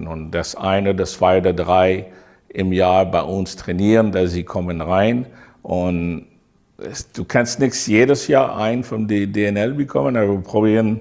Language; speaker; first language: German; non-native, fluent; English